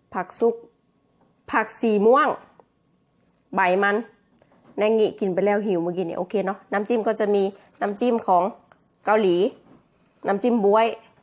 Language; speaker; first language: Thai; native; Thai